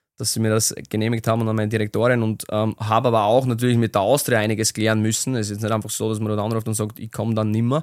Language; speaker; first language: German; native; German